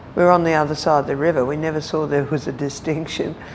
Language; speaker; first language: English; native; English